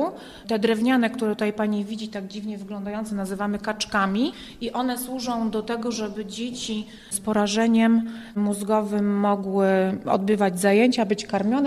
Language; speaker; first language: Polish; native; Polish